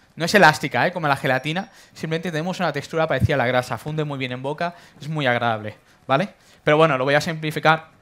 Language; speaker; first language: Spanish; native; Spanish